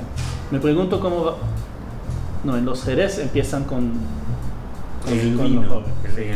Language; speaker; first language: Spanish; non-native, fluent; Hebrew